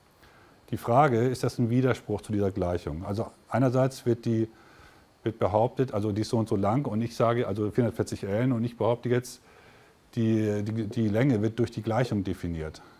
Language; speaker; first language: German; native; German